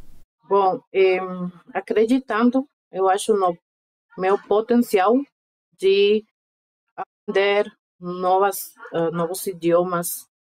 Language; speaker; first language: Portuguese; non-native, fluent; Spanish